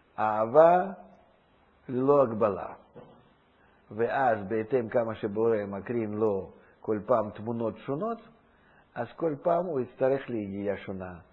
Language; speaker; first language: Hebrew; non-native, fluent; Russian